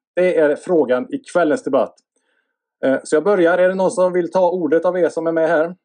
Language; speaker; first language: Swedish; native; Swedish